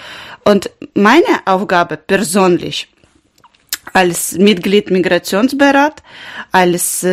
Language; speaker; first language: German; non-native, learner; Ukrainian